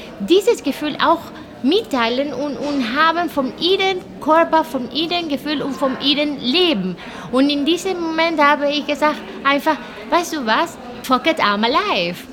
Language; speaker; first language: German; non-native, fluent; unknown